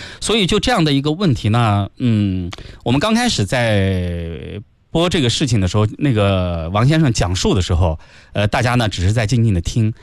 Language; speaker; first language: Chinese; native; Chinese